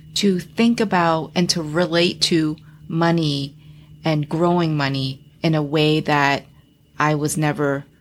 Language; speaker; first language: English; early bilingual, other home language; Chinese